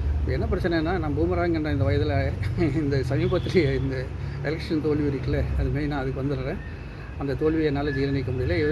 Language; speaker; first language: Tamil; non-native, local second language; Urdu